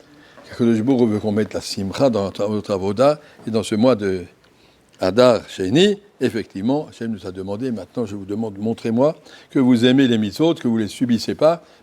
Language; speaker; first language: French; native; French